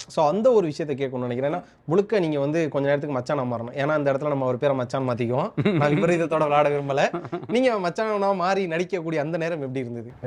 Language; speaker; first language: Tamil; native; Tamil